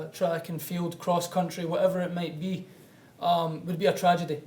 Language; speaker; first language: English; native; English